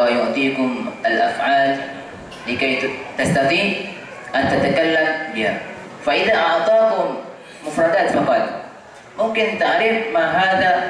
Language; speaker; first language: Arabic; non-native, fluent; Indonesian